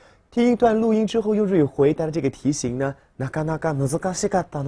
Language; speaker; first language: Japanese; non-native, fluent; Chinese